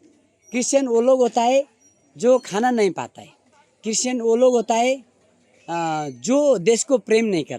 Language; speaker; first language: Hindi; non-native, learner; Nepali